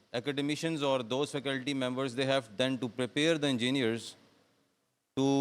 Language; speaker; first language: English; non-native, local second language; Urdu